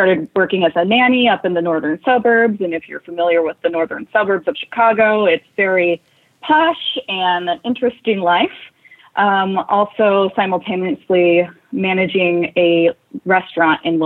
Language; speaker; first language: English; native; English